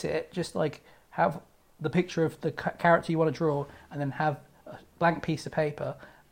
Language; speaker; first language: English; native; English